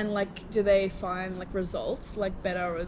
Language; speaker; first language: English; non-native, fluent; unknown